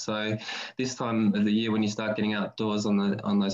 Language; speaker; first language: English; native; English